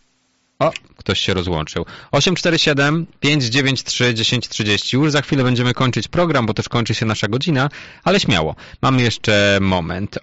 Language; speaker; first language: Polish; native; Polish